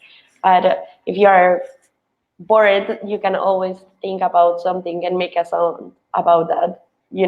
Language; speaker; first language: English; non-native, fluent; Spanish